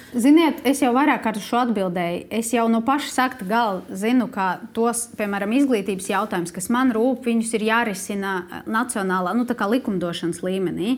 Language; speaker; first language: Latvian; non-native, local second language; Russian